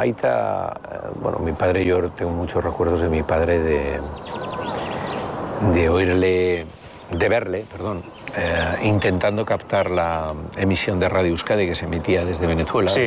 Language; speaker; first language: Spanish; native; Spanish